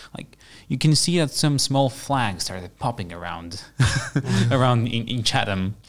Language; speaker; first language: English; non-native, fluent; Bulgarian